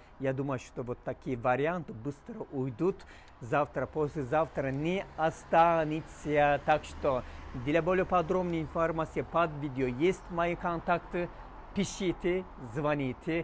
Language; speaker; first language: Russian; non-native, learner; Turkish